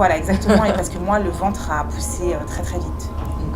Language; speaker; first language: French; native; French